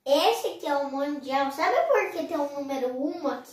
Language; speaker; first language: Portuguese; native; Portuguese